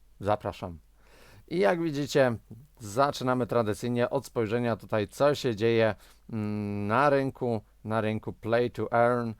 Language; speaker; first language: Polish; native; Polish